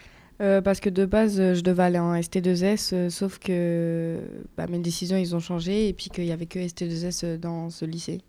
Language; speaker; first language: French; native; French